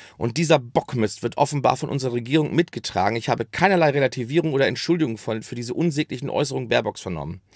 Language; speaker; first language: German; native; German